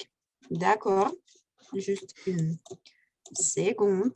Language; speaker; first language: French; non-native, fluent; Russian